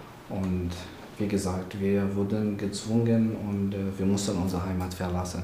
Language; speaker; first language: German; non-native, learner; Arabic